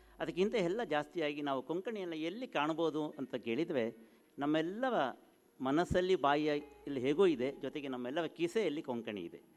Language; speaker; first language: Kannada; non-native, local second language; Konkani